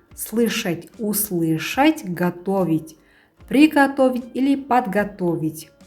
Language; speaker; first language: Russian; non-native, local second language; Kazakh